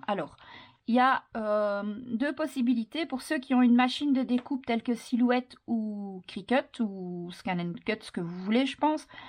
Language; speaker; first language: French; native; French